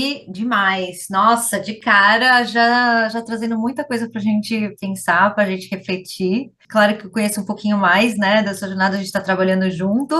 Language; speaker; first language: Portuguese; native; Portuguese